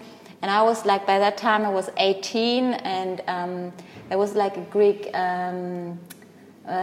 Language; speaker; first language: English; non-native, fluent; Greek